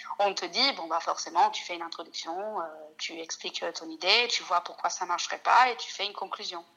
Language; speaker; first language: French; non-native, fluent; Italian